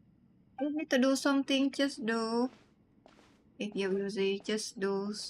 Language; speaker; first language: English; non-native, learner; Vietnamese